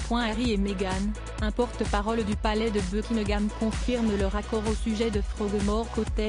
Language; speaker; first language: French; native; French